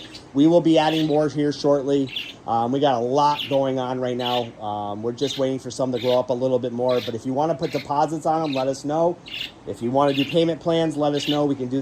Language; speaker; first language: English; native; English